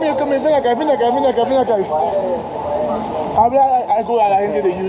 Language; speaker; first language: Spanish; non-native, learner; English